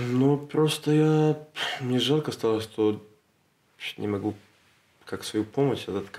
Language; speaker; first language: Russian; non-native, learner; Serbian